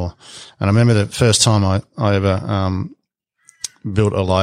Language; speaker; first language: English; native; English